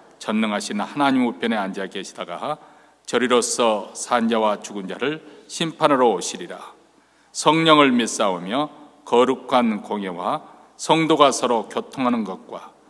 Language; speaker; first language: Korean; native; Korean